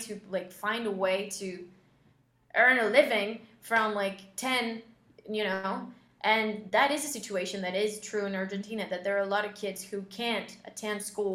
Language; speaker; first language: English; non-native, fluent; Spanish